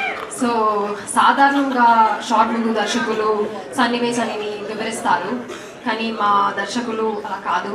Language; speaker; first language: Telugu; non-native, learner; Malayalam